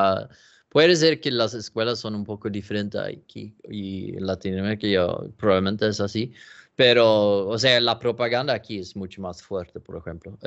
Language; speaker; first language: Spanish; non-native, learner; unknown